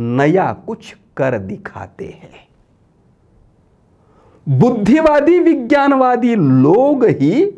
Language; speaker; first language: Hindi; non-native, local second language; Marathi